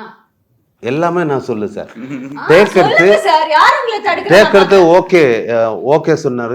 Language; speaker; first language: Tamil; non-native, learner; Malayalam